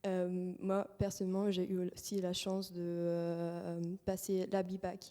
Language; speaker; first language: French; non-native, fluent; German